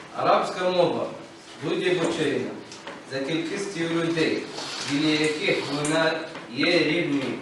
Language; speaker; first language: Ukrainian; non-native, learner; Arabic